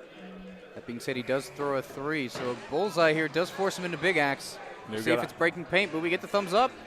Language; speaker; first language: English; native; English